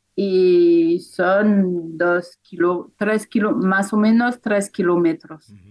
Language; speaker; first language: Spanish; non-native, fluent; French